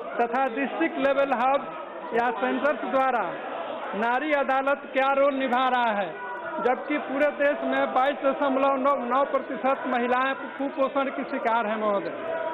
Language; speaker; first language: Hindi; native; Hindi